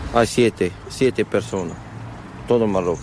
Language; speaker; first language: Spanish; non-native, learner; Arabic